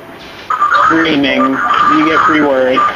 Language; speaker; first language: English; native; English